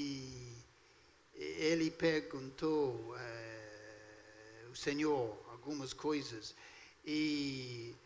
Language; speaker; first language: Portuguese; non-native, fluent; English